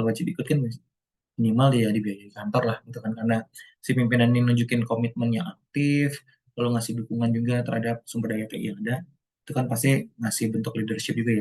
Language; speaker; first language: Indonesian; native; Indonesian